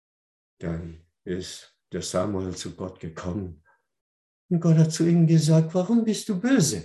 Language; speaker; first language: German; non-native, fluent; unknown